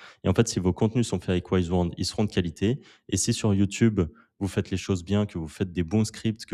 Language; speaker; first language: French; native; French